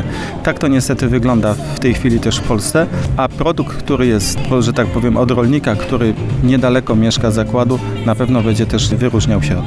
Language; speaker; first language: Polish; native; Polish